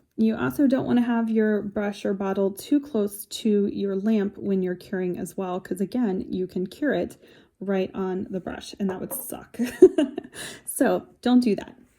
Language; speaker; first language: English; native; English